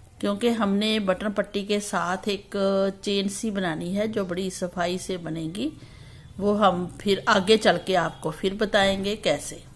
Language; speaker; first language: Hindi; native; Hindi